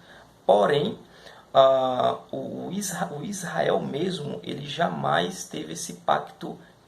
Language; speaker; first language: Portuguese; native; Portuguese